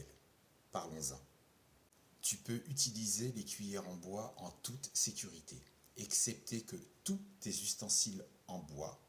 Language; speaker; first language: French; native; French